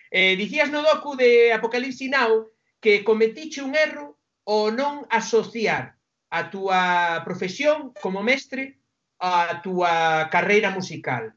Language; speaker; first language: Galician; non-native, local second language; Spanish